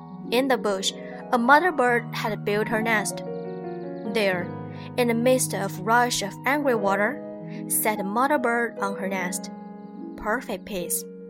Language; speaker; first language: English; non-native, fluent; Chinese